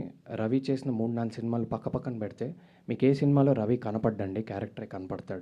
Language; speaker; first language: Telugu; native; Telugu